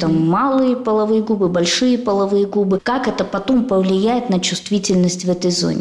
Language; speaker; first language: Russian; native; Russian